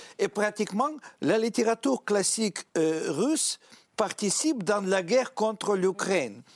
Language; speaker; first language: French; non-native, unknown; Russian